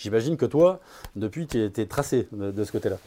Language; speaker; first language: French; native; French